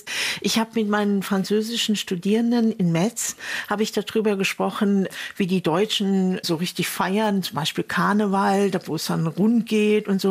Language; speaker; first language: German; native; German